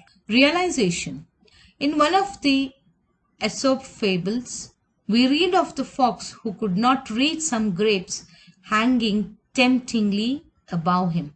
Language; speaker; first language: English; non-native, local second language; Kannada